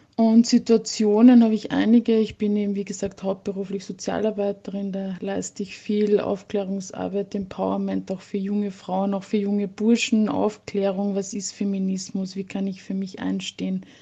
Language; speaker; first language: German; native; German